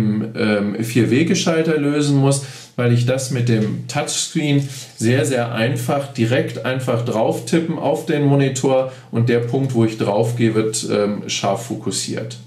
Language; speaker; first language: German; native; German